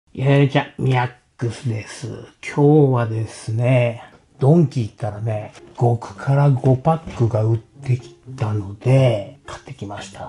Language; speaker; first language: Japanese; native; Japanese